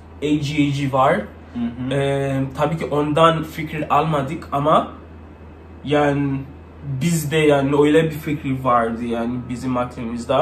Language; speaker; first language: Turkish; non-native, learner; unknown